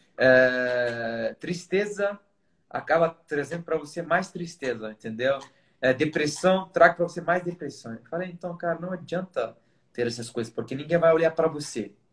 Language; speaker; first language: Portuguese; non-native, fluent; Arabic